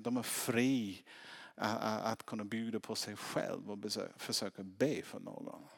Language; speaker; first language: Swedish; non-native, fluent; English